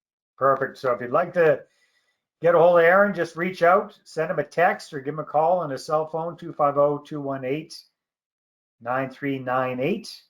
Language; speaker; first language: English; native; English